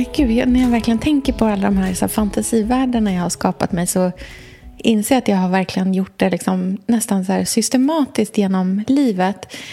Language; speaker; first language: Swedish; native; Swedish